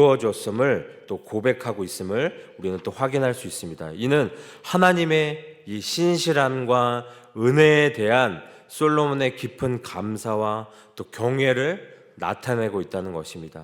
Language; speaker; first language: Korean; native; Korean